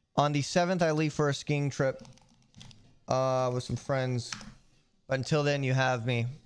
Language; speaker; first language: English; native; English